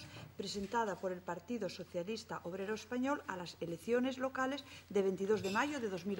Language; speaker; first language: Spanish; native; Spanish